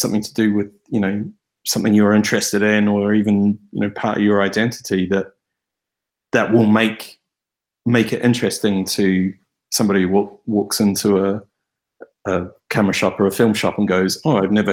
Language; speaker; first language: English; native; English